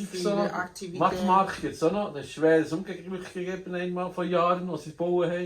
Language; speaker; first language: German; native; German